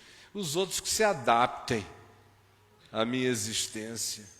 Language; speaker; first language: Portuguese; native; Portuguese